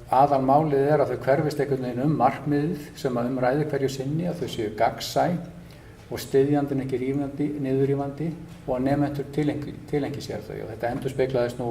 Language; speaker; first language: Icelandic; native; Icelandic